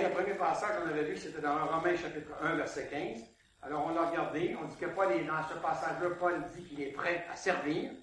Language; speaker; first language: French; native; French